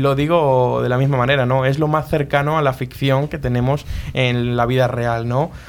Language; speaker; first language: Spanish; native; Spanish